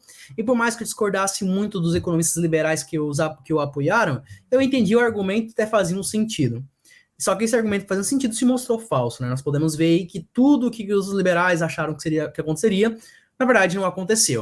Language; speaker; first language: Portuguese; native; Portuguese